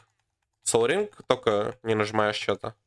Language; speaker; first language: Russian; native; Russian